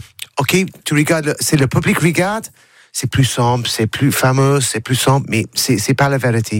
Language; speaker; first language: French; non-native, learner; English